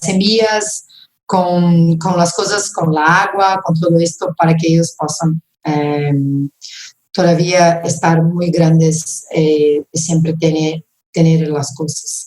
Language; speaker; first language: Spanish; non-native, fluent; Portuguese